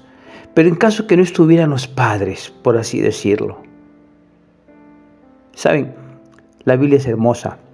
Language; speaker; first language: Spanish; native; Spanish